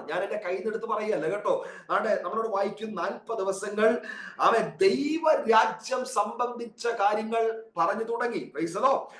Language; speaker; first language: Malayalam; early bilingual, heritage; Malayalam